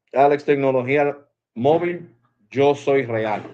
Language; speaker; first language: Spanish; early bilingual, heritage; Spanish